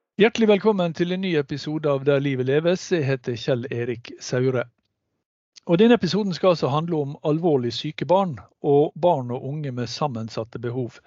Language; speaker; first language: Norwegian; native; Norwegian